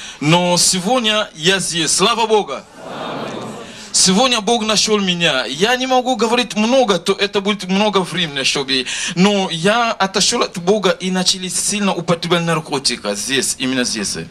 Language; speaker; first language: Russian; non-native, learner; Lingala